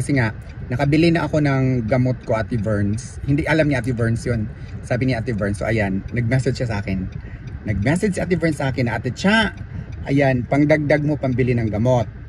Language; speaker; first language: Filipino; non-native, local second language; Cebuano